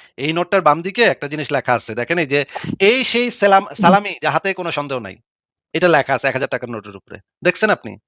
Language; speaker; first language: Bangla; native; Bangla